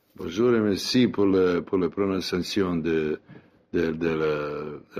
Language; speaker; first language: French; non-native, learner; Serbian